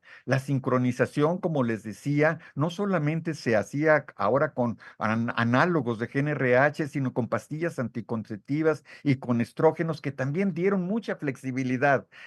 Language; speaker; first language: Spanish; native; Spanish